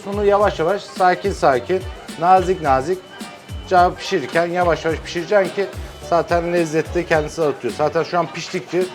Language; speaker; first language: Turkish; native; Turkish